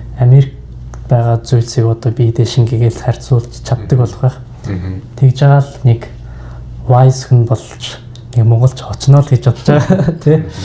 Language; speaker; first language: Mongolian; non-native, local second language; Kazakh